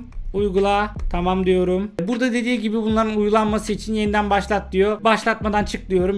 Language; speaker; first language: Turkish; native; Turkish